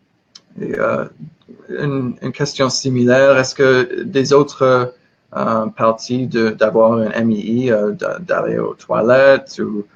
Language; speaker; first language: French; non-native, learner; English